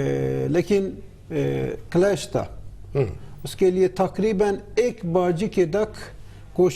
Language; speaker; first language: Hindi; non-native, learner; Turkish